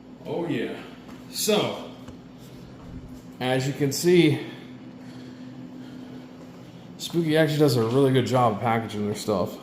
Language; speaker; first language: English; native; English